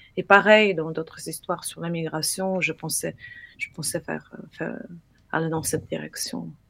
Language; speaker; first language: French; non-native, fluent; Polish